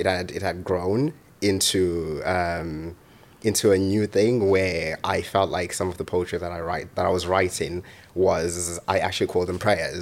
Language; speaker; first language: English; non-native, local second language; Shona